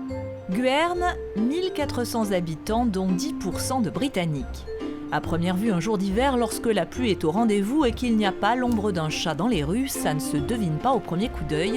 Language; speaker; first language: French; native; French